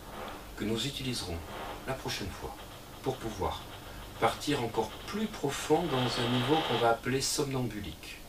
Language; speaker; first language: French; native; French